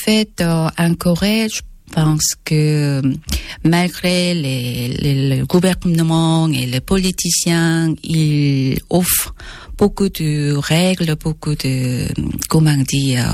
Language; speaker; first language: French; non-native, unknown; Korean